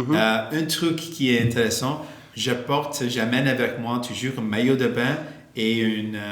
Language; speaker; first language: French; non-native, local second language; English